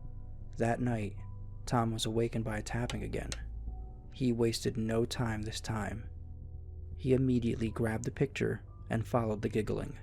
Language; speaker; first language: English; native; English